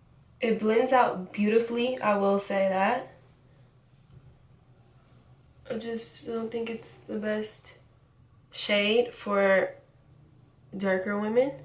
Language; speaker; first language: English; native; English